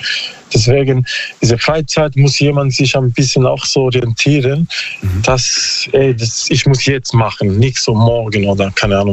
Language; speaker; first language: German; non-native, learner; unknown